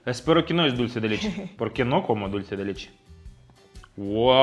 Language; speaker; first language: Spanish; non-native, fluent; Russian